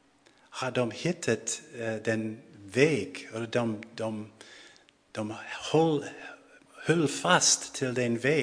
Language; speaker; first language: Swedish; non-native, fluent; English